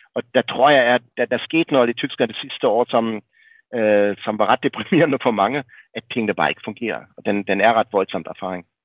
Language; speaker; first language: Danish; native; Danish